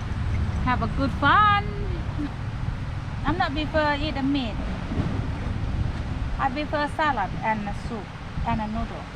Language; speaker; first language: English; non-native, learner; Thai